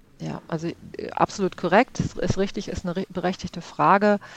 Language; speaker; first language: German; native; German